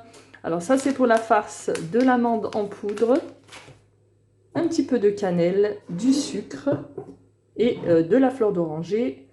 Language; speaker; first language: French; native; French